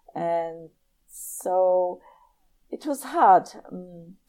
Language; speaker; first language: English; non-native, fluent; Czech